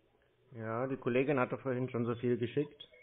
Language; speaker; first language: German; native; German